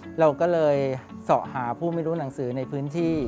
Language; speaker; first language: Thai; native; Thai